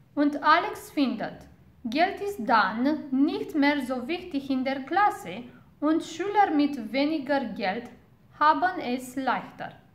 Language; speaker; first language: German; non-native, fluent; Romanian